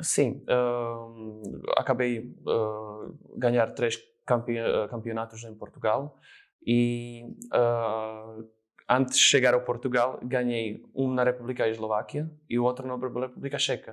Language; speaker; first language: Portuguese; non-native, fluent; Slovak